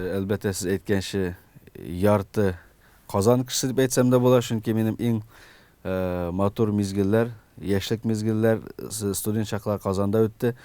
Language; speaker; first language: Tatar; early bilingual, heritage; Tatar